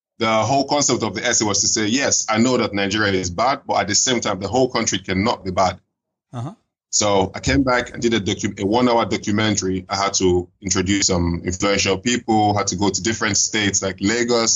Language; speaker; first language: English; non-native, local second language; Igbo